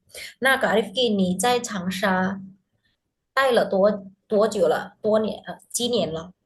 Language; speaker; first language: Chinese; non-native, fluent; Indonesian